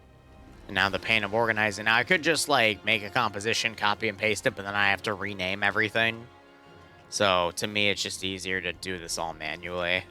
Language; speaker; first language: English; native; English